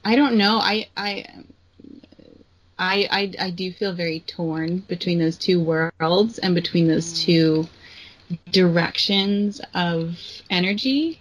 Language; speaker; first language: English; native; English